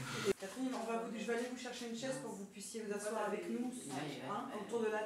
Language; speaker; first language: French; native; French